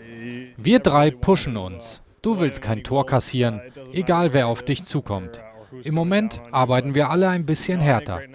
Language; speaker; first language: German; native; German